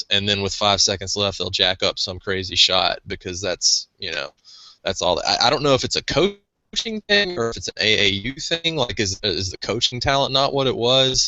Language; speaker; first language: English; native; English